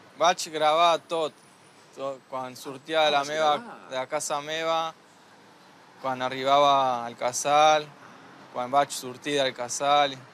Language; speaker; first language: Catalan; non-native, fluent; Spanish